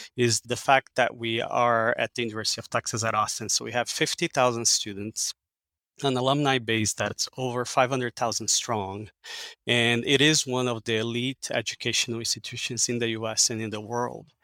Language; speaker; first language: English; early bilingual, other home language; Portuguese